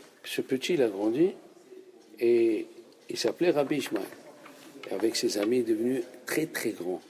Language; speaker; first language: French; native; French